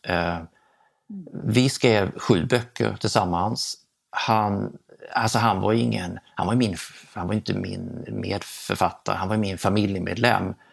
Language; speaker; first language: Swedish; native; Swedish